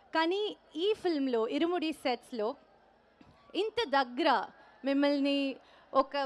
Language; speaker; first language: Telugu; non-native, local second language; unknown